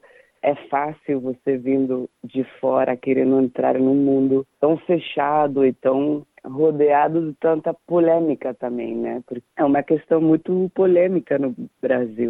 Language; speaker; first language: Portuguese; non-native, fluent; Danish